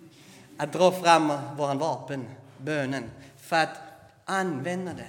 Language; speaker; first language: Swedish; non-native, fluent; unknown